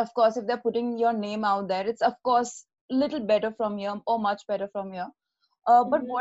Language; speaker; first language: English; non-native, local second language; Hindi